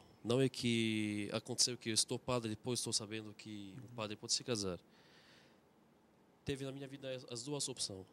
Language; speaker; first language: Portuguese; non-native, fluent; Arabic